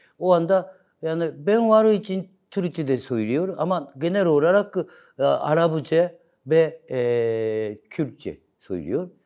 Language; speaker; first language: Turkish; non-native, learner; Japanese